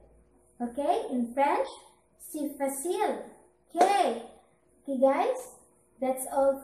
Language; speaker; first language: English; non-native, local second language; Filipino